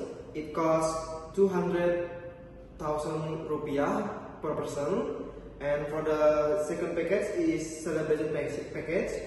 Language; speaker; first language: English; non-native, learner; Indonesian